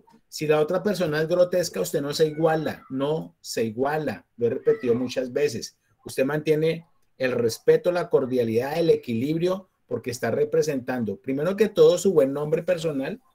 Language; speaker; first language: Spanish; native; Spanish